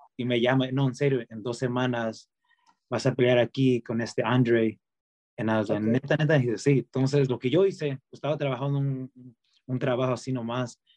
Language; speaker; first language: Spanish; early bilingual, heritage; Spanish